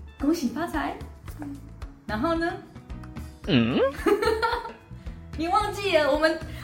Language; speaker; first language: Chinese; native; Chinese